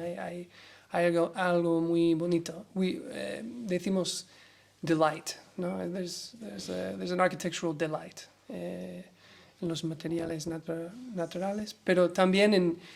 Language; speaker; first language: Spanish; non-native, learner; English